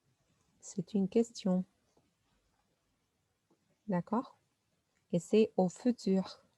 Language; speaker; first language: French; non-native, fluent; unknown